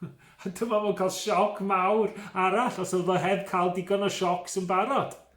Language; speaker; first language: Welsh; native; Welsh